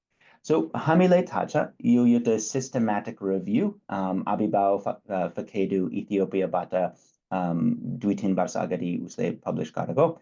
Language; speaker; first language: Nepali; non-native, fluent; English